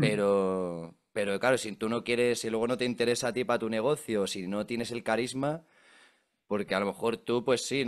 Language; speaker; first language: Spanish; native; Spanish